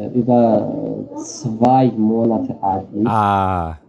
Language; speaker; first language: German; non-native, learner; Armenian